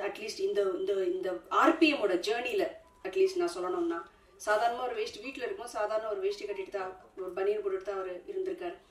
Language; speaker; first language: Tamil; native; Tamil